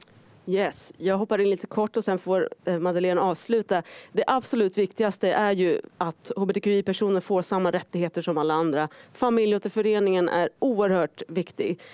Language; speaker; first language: Swedish; native; Swedish